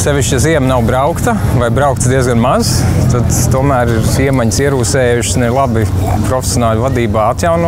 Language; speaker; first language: Latvian; native; Latvian